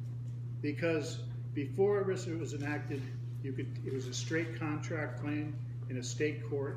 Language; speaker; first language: English; native; English